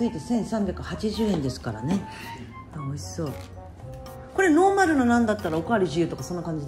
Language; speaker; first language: Japanese; native; Japanese